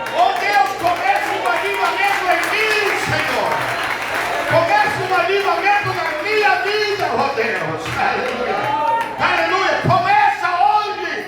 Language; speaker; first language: Portuguese; early bilingual, other home language; English